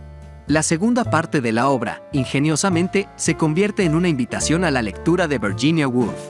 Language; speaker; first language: Spanish; native; Spanish